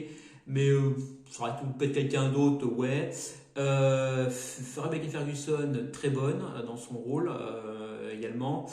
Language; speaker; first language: French; native; French